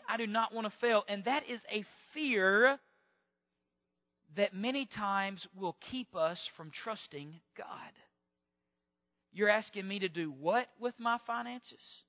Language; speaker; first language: English; native; English